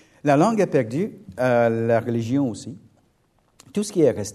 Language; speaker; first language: French; non-native, fluent; English